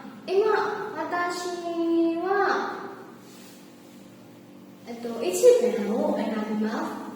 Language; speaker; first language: Japanese; non-native, learner; Burmese